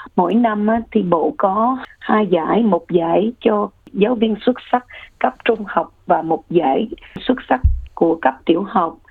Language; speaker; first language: Vietnamese; early bilingual, heritage; Vietnamese